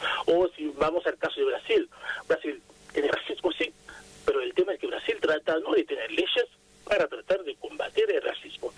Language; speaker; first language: Spanish; non-native, fluent; Haitian Creole